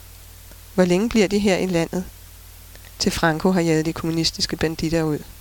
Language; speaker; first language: Danish; native; Danish